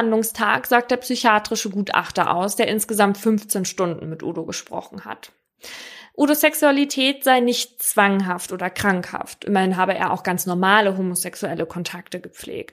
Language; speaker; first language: German; native; German